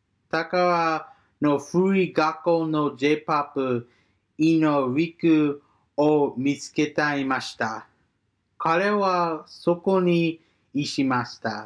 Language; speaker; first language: Japanese; non-native, learner; English